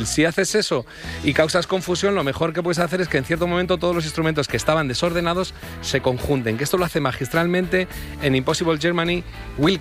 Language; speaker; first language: Spanish; native; Spanish